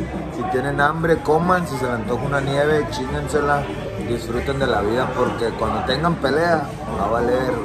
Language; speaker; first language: Spanish; native; Spanish